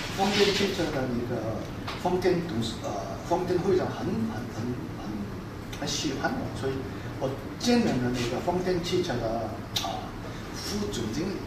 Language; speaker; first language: Chinese; non-native, fluent; Korean